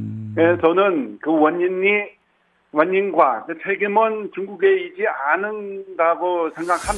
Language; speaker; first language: Korean; non-native, fluent; Chinese